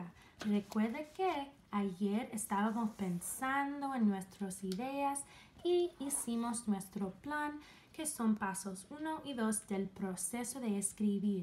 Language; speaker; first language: Spanish; non-native, fluent; English